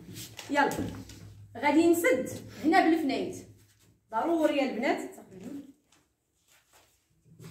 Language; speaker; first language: Arabic; native; Arabic